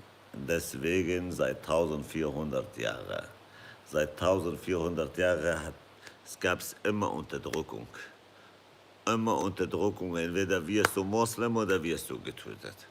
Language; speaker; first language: German; non-native, fluent; Kurdish